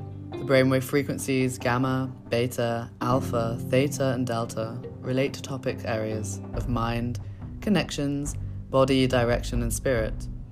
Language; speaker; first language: English; native; English